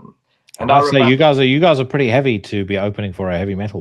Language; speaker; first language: English; native; English